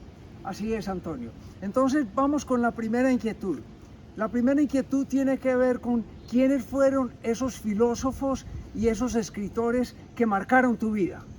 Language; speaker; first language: Spanish; native; Spanish